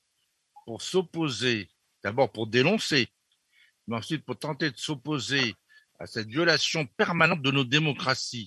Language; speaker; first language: French; native; French